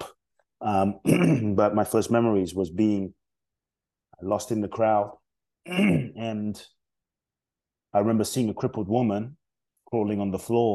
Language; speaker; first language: English; native; English